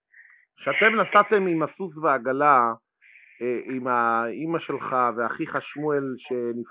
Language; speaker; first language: Hebrew; native; Hebrew